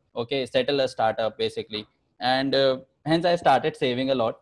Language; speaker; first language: English; non-native, local second language; Hindi